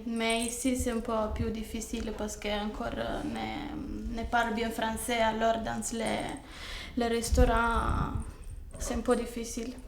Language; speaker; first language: French; non-native, learner; Italian